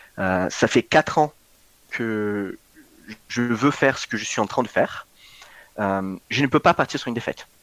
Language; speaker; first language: French; non-native, fluent; Portuguese